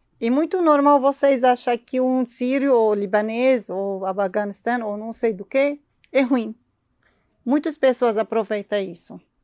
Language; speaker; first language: Portuguese; non-native, learner; Arabic